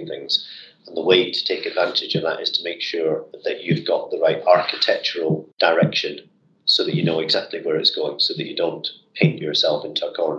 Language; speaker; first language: English; native; English